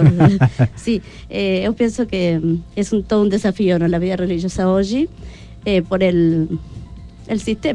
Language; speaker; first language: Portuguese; non-native, learner; Spanish